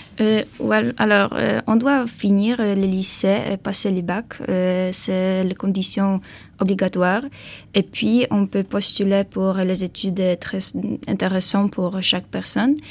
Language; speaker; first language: French; non-native, learner; Polish